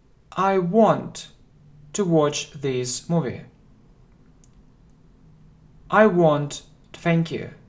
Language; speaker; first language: English; non-native, fluent; Russian